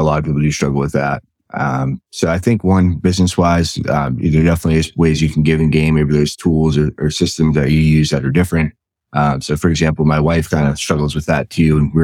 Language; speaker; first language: English; native; English